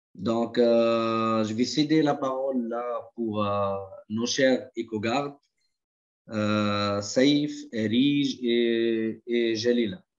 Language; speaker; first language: French; non-native, local second language; Arabic